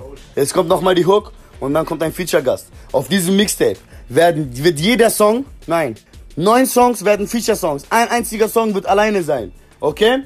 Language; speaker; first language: German; early bilingual, other home language; Albanian